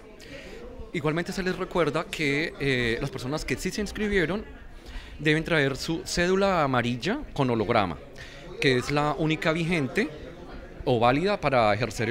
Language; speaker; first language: Spanish; native; Spanish